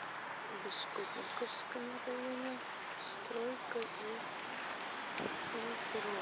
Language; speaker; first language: Russian; native; Russian